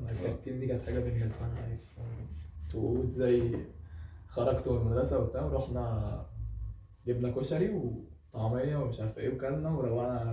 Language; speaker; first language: Arabic; native; Arabic